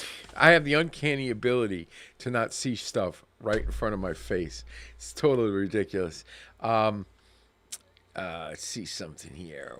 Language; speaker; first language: English; native; English